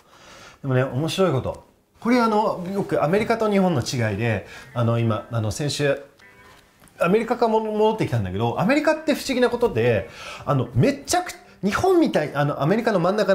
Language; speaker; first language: Japanese; non-native, fluent; English